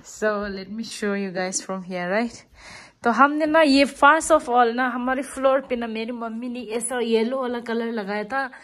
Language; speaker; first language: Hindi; non-native, local second language; Tibetan